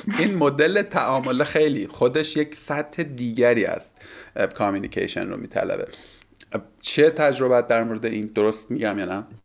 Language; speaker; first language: Persian; native; Persian